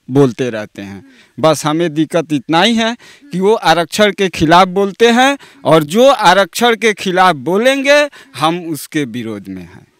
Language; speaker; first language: Hindi; native; Hindi